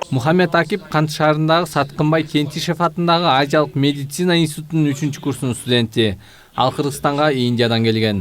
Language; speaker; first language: Kyrgyz; native; Kyrgyz